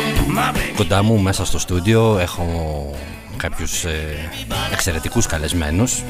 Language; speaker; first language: Greek; native; Greek